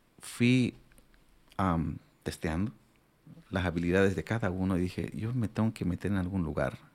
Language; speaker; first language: Spanish; non-native, local second language; Aymara